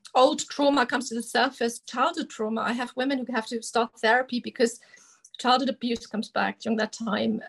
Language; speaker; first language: English; non-native, fluent; German